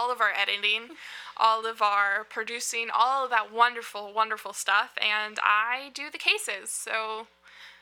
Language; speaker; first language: English; native; English